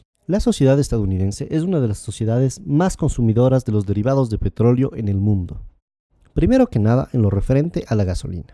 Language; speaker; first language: Spanish; native; Spanish